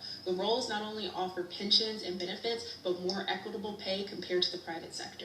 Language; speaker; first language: English; native; English